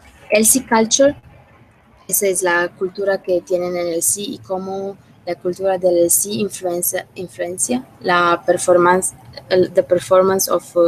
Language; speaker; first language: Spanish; non-native, learner; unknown